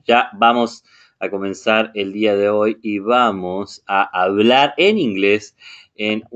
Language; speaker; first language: Spanish; non-native, fluent; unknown